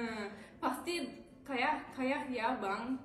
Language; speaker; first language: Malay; non-native, learner; Turkish